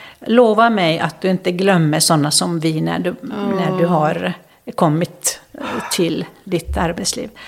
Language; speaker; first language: Swedish; non-native, local second language; Finnish